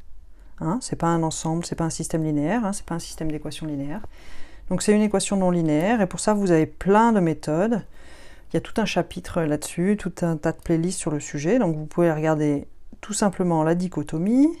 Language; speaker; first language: French; native; French